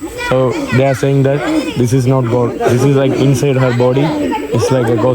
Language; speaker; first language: English; non-native, local second language; Malayalam